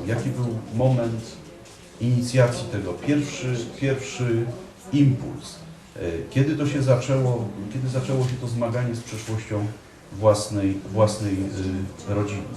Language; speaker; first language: Polish; native; Polish